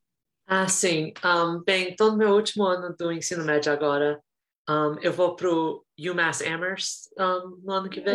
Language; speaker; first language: Portuguese; early bilingual, heritage; Portuguese